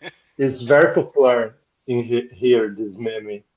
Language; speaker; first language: English; non-native, local second language; Portuguese